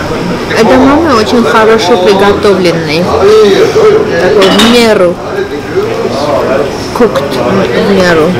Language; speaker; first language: Russian; non-native, fluent; Armenian